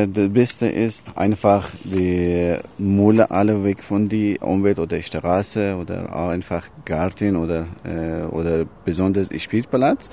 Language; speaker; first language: German; non-native, learner; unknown